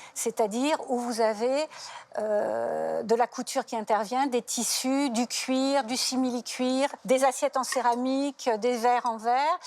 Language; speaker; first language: French; native; French